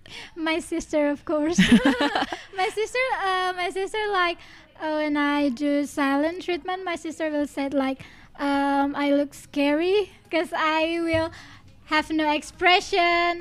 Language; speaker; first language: English; non-native, learner; Indonesian